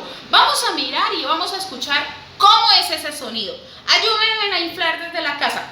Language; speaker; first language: Spanish; native; Spanish